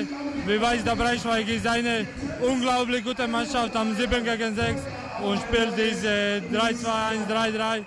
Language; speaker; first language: German; non-native, learner; Croatian